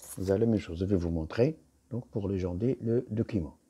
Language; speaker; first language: French; non-native, local second language; Arabic